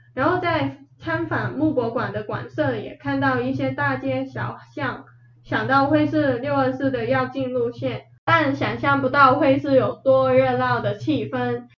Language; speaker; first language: Chinese; non-native, fluent; Cantonese